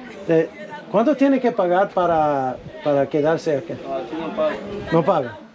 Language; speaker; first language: Spanish; non-native, learner; English